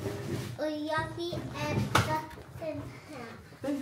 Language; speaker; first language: Swedish; early bilingual, other home language; Mongolian